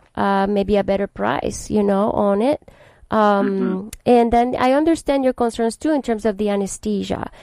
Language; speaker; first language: English; non-native, fluent; Spanish